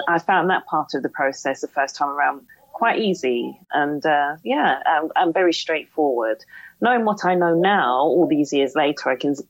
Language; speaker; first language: English; native; English